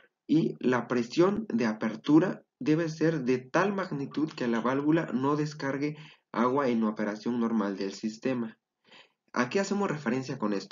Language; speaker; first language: Spanish; native; Spanish